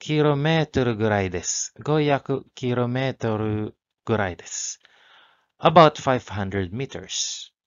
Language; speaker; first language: Japanese; non-native, learner; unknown